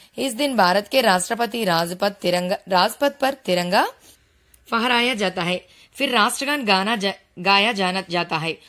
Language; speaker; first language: Hindi; non-native, local second language; Telugu